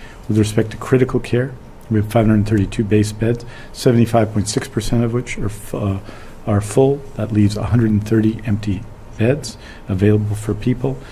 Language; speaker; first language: English; native; English